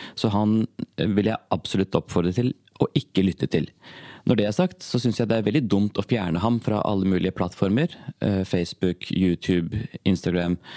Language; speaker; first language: Norwegian; early bilingual, other home language; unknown